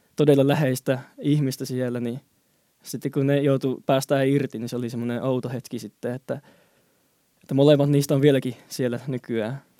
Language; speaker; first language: Finnish; early bilingual, other home language; Chinese